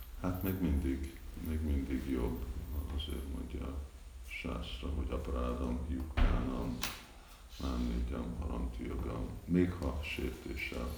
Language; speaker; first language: Hungarian; early bilingual, heritage; Hungarian